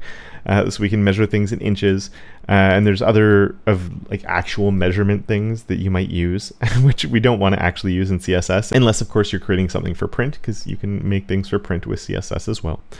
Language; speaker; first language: English; native; English